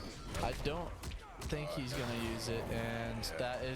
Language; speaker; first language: English; native; English